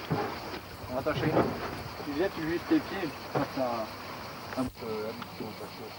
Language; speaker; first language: French; native; French